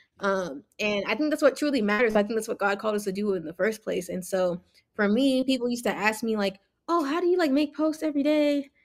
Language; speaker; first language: English; early bilingual, other home language; Yoruba